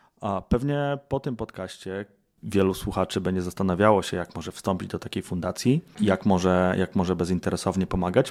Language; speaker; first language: Polish; native; Polish